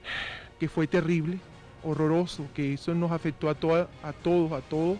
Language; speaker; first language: Spanish; native; Spanish